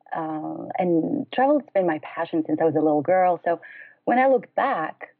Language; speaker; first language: English; non-native, fluent; French